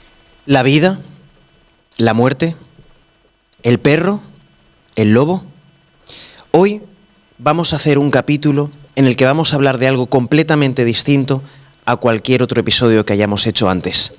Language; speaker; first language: Spanish; native; Spanish